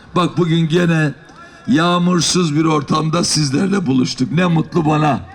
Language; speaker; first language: Turkish; native; Turkish